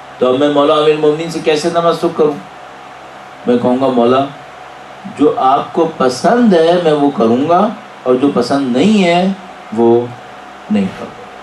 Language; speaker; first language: Urdu; native; Urdu